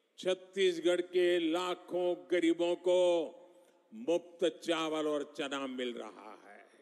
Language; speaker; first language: Hindi; non-native, local second language; Gujarati